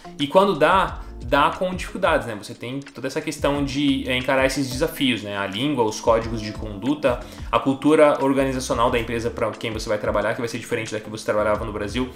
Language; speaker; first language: Portuguese; native; Portuguese